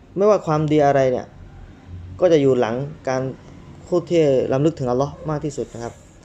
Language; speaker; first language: Thai; non-native, local second language; Malay